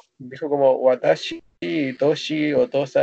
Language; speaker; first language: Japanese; non-native, learner; Spanish